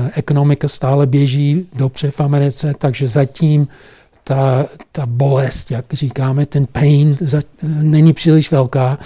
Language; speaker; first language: Czech; non-native, fluent; English